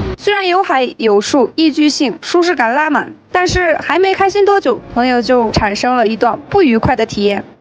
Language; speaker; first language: Chinese; non-native, local second language; Tibetan